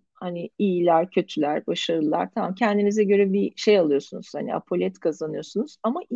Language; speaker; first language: Turkish; native; Turkish